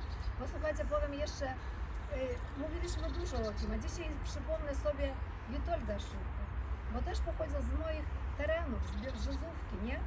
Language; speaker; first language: Polish; early bilingual, heritage; Polish